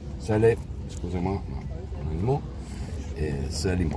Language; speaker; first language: French; non-native, learner; Italian